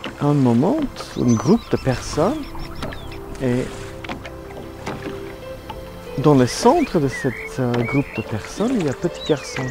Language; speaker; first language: French; non-native, learner; Italian